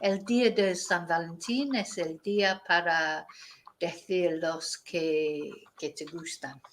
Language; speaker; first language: Spanish; non-native, fluent; English